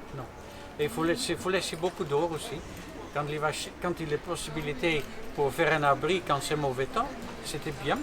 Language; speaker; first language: French; non-native, fluent; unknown